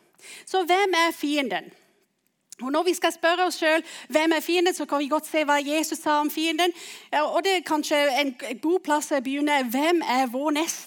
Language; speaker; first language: Norwegian; non-native, fluent; English